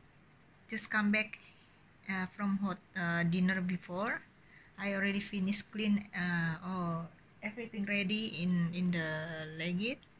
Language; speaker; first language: English; non-native, learner; Indonesian